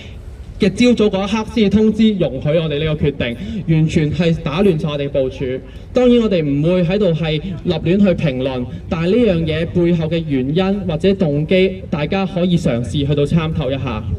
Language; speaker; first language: Cantonese; native; Cantonese